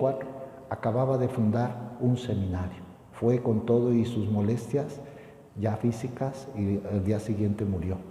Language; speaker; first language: Spanish; native; Spanish